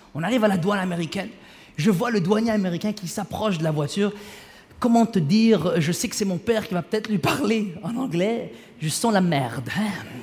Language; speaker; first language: French; early bilingual, other home language; Arabic